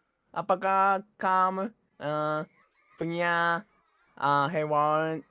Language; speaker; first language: Indonesian; non-native, learner; Japanese